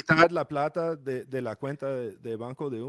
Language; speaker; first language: Spanish; non-native, fluent; English